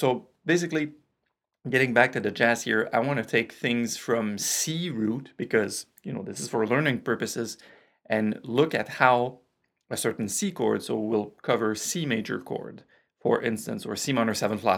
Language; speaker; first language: English; non-native, fluent; French